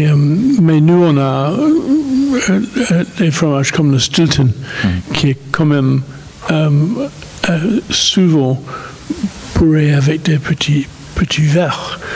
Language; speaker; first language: French; non-native, fluent; English